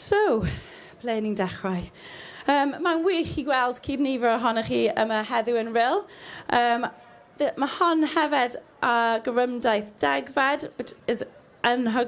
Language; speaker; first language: Welsh; non-native, learner; English